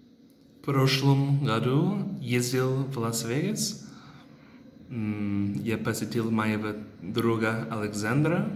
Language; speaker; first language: Russian; non-native, learner; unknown